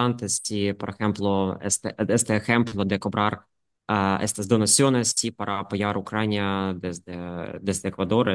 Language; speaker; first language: Spanish; non-native, fluent; Ukrainian